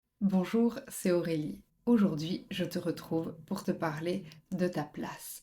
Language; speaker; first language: French; native; French